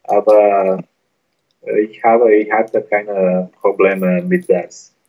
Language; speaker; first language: German; non-native, learner; Portuguese